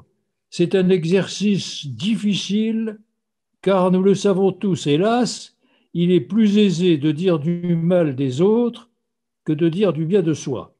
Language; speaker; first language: French; native; French